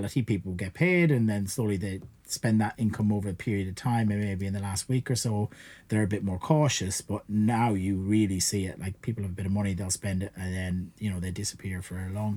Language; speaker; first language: English; native; English